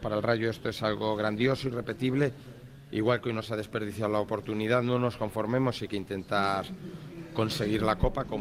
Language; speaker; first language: Spanish; native; Spanish